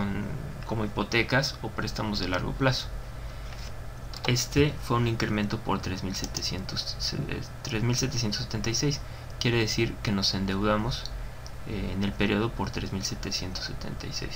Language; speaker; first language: Spanish; native; Spanish